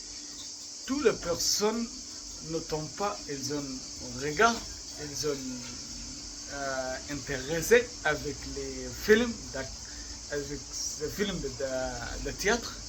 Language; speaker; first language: French; non-native, learner; Arabic